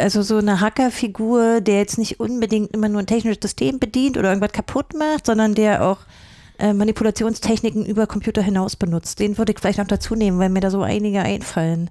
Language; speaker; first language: German; native; German